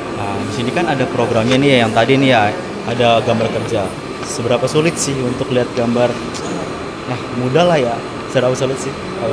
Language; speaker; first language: Indonesian; native; Indonesian